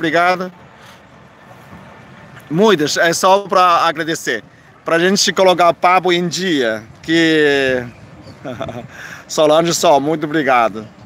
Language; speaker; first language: Portuguese; non-native, fluent; Chinese